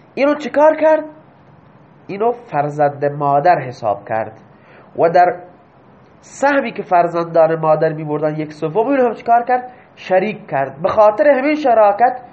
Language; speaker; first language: Persian; non-native, local second language; Baluchi